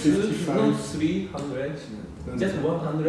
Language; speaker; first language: English; non-native, learner; Japanese